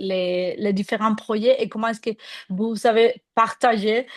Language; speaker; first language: French; non-native, fluent; Spanish